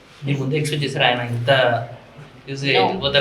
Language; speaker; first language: Telugu; native; Telugu